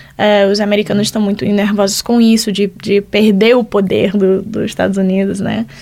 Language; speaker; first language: Portuguese; early bilingual, heritage; Portuguese